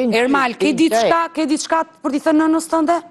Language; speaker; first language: Albanian; native; Albanian